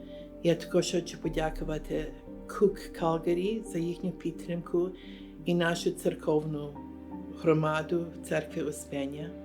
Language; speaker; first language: Ukrainian; early bilingual, heritage; Ukrainian